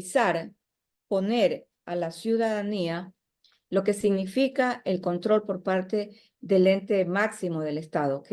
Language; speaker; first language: Spanish; native; Spanish